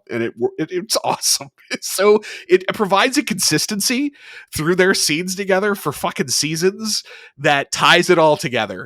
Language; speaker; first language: English; native; English